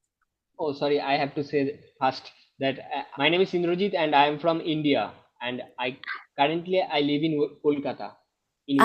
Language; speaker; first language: English; non-native, local second language; Bangla